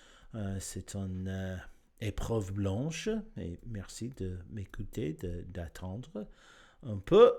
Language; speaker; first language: French; non-native, learner; English